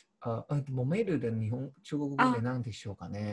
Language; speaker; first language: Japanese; non-native, learner; Chinese